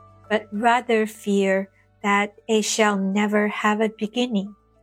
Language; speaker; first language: English; non-native, fluent; Chinese